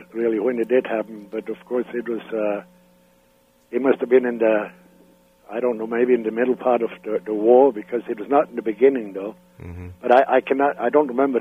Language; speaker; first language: English; non-native, fluent; Danish